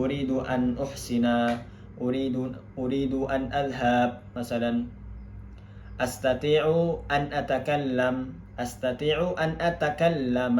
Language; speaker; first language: Arabic; non-native, fluent; Indonesian